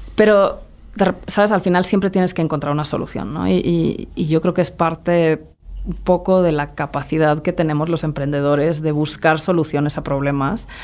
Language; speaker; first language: Spanish; early bilingual, other home language; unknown